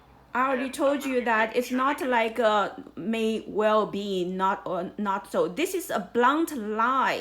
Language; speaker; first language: English; non-native, fluent; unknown